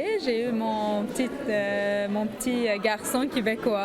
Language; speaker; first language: French; non-native, learner; Arabic